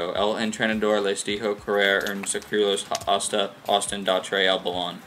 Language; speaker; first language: Spanish; non-native, learner; English